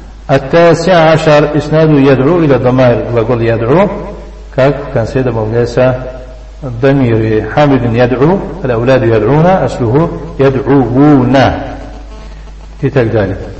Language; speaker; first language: Arabic; non-native, fluent; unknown